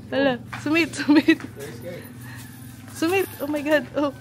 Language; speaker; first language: Filipino; native; Filipino